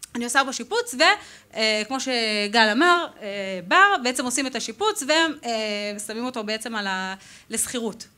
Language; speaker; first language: Hebrew; native; Hebrew